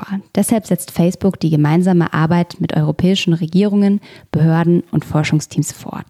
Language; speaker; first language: German; native; German